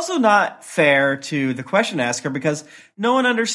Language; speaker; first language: English; native; English